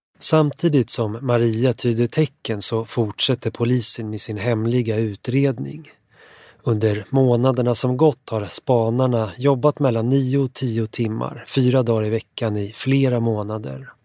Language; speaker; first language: Swedish; native; Swedish